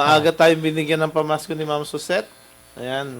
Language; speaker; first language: Filipino; native; Filipino